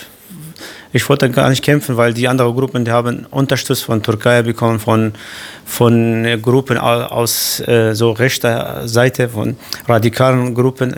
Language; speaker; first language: German; non-native, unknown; Kurdish